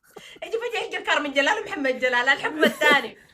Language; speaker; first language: Arabic; native; Arabic